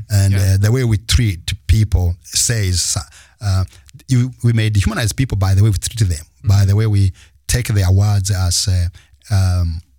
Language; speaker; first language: English; non-native, local second language; Kinyarwanda